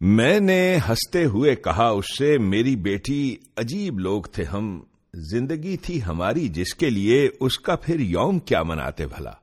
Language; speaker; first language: Urdu; non-native, local second language; Punjabi